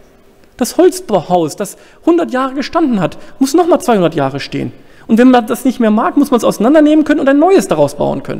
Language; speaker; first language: German; native; German